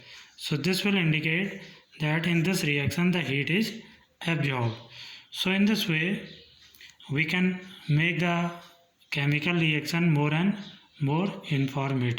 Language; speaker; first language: English; non-native, local second language; Hindi